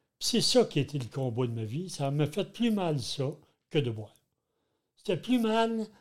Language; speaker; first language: French; native; French